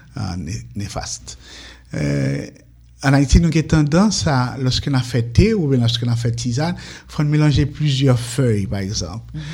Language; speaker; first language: French; non-native, local second language; Haitian Creole